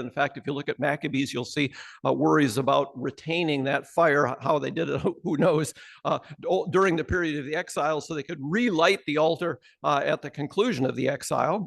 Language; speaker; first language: English; native; English